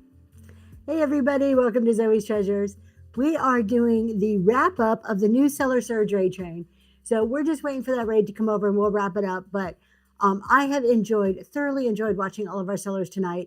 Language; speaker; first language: English; native; English